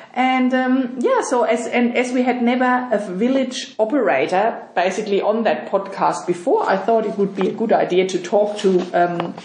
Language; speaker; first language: English; non-native, fluent; German